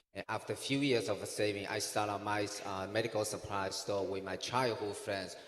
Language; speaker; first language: English; non-native, fluent; Chinese